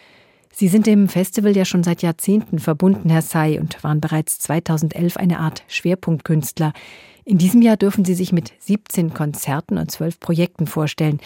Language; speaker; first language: German; native; German